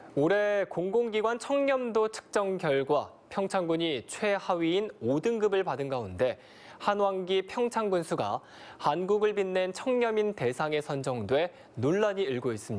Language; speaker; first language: Korean; native; Korean